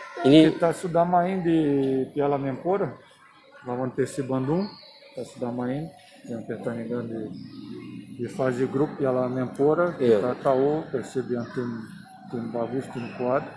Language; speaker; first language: Indonesian; non-native, fluent; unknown